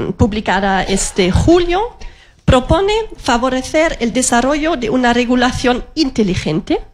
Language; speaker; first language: Spanish; non-native, fluent; German